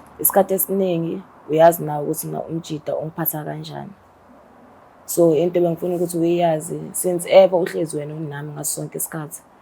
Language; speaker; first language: Zulu; non-native, local second language; Southern Sotho